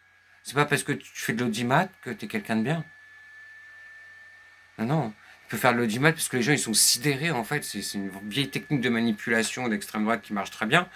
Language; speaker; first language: French; native; French